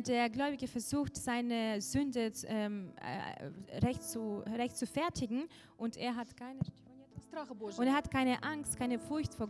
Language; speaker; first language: German; non-native, fluent; Russian